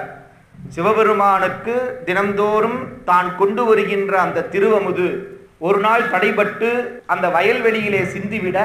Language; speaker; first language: Tamil; native; Tamil